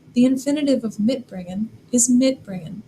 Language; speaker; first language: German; non-native, fluent; English